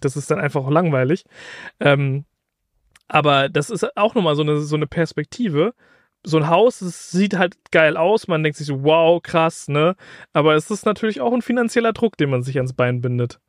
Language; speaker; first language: German; native; German